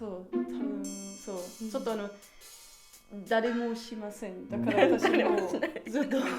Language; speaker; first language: Japanese; non-native, learner; German